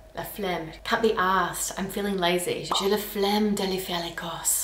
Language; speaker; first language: French; non-native, fluent; English